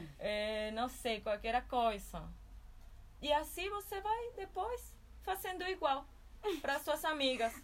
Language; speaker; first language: Portuguese; non-native, fluent; Spanish